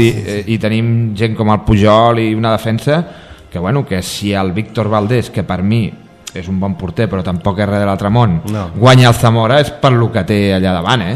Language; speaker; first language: Catalan; native; Catalan